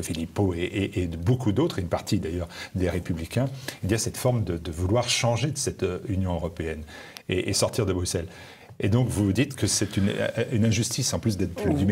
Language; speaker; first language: French; native; French